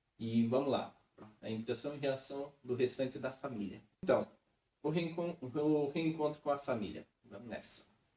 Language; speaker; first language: Portuguese; native; Portuguese